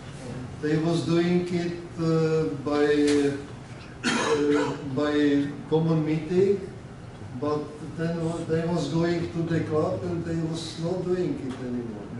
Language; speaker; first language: English; non-native, learner; Czech